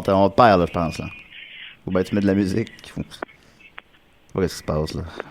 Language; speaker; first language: French; native; French